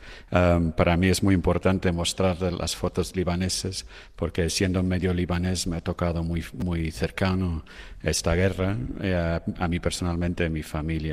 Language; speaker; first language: Spanish; non-native, fluent; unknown